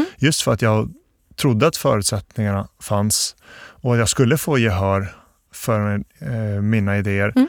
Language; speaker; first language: Swedish; early bilingual, other home language; Bosnian